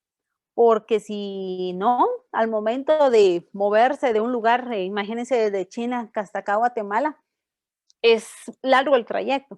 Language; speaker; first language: Spanish; native; Spanish